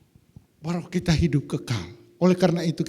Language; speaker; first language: Indonesian; native; Indonesian